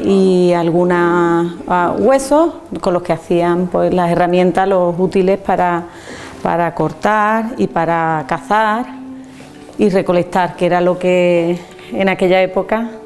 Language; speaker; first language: Spanish; native; Spanish